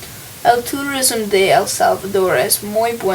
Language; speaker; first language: Spanish; non-native, learner; English